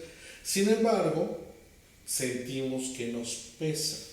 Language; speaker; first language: Spanish; native; Spanish